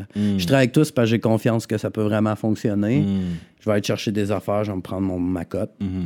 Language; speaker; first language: French; native; French